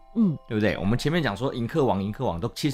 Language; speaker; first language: Chinese; native; Chinese